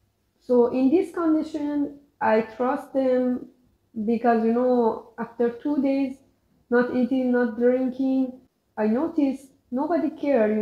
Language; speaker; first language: English; non-native, learner; Persian